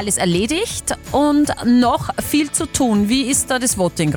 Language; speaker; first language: German; native; German